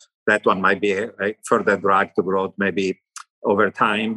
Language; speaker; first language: English; non-native, fluent; Italian